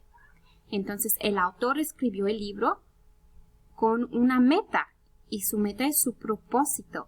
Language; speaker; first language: Spanish; early bilingual, heritage; Spanish